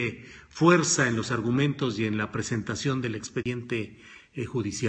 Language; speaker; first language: Spanish; native; Spanish